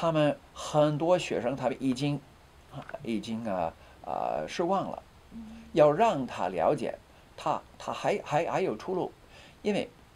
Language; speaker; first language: Chinese; non-native, fluent; English